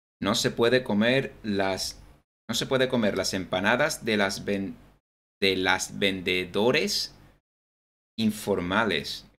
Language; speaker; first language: Spanish; native; Spanish